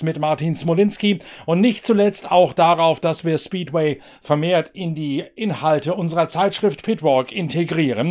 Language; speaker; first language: German; native; German